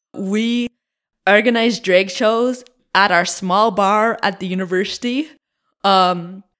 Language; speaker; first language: English; native; English